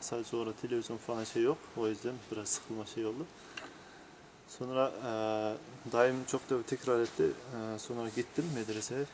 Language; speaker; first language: Turkish; non-native, learner; Kyrgyz